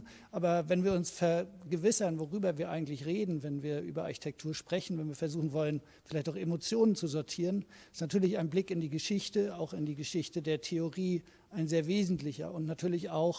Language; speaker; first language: German; native; German